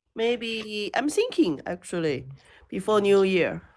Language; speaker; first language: English; non-native, learner; Chinese